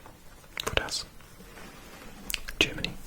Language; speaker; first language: German; non-native, learner; English